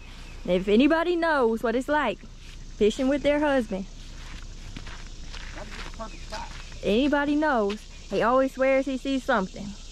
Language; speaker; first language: English; native; English